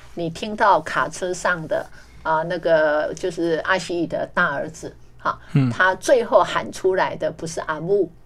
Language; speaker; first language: Chinese; native; Chinese